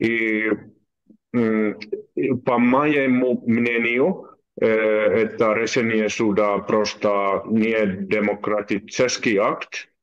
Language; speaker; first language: Russian; non-native, learner; Finnish